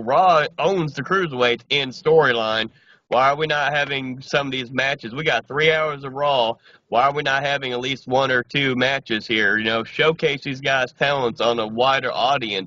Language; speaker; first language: English; native; English